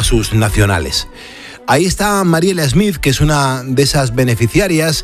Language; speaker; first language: Spanish; native; Spanish